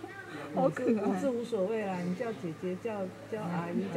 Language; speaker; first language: Chinese; native; Chinese